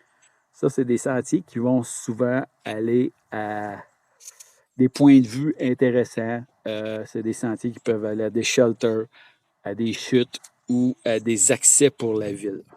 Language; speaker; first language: French; native; French